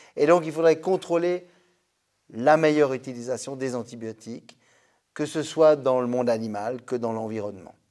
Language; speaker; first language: French; native; French